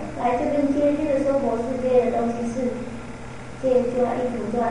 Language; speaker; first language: Chinese; non-native, fluent; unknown